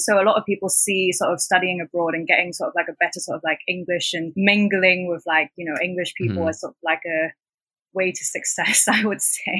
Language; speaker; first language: English; non-native, local second language; Cantonese